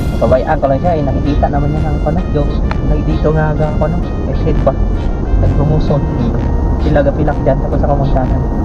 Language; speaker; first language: Filipino; non-native, local second language; Hiligaynon